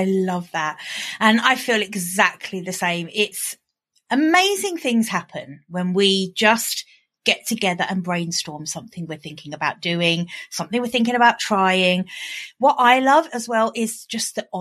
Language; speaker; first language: English; native; English